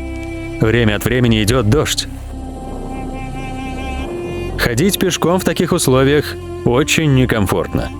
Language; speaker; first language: Russian; native; Russian